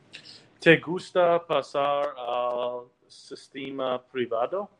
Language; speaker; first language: Spanish; non-native, learner; English